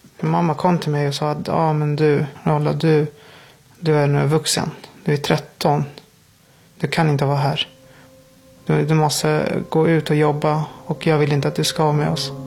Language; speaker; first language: Swedish; non-native, fluent; Persian